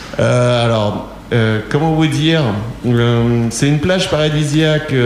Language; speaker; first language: French; early bilingual, heritage; French